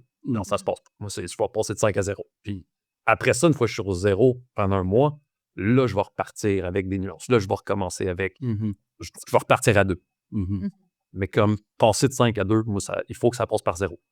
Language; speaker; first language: French; native; French